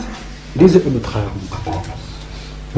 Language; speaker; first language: German; non-native, fluent; Arabic